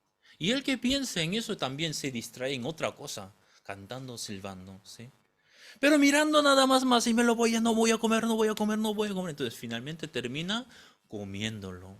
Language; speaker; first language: Spanish; non-native, fluent; Korean